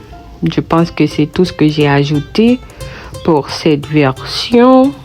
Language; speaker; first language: French; non-native, local second language; Haitian Creole